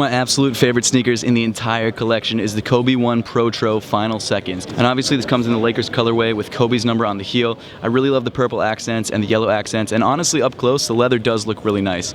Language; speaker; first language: English; native; English